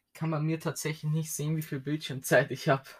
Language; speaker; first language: German; native; German